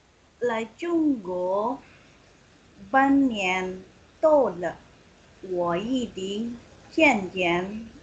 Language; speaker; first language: Chinese; non-native, learner; Indonesian